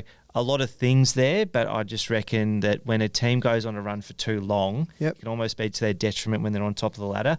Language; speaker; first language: English; native; English